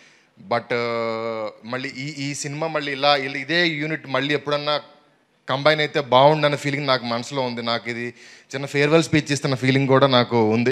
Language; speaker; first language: Telugu; native; Telugu